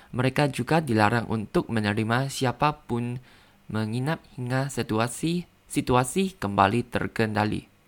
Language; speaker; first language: Indonesian; non-native, learner; Thai